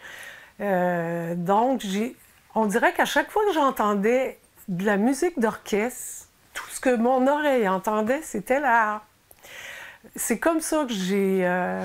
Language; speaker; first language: French; native; French